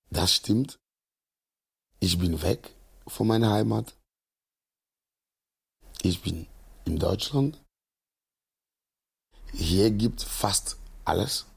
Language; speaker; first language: German; non-native, learner; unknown